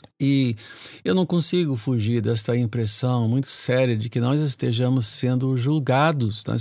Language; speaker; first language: Portuguese; early bilingual, other home language; English